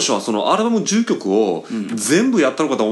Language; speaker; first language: Japanese; native; Japanese